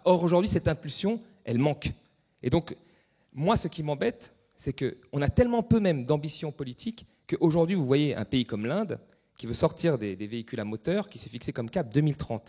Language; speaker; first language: French; native; French